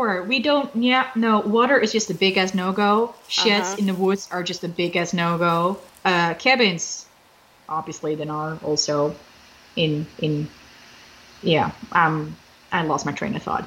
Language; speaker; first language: English; non-native, fluent; Dutch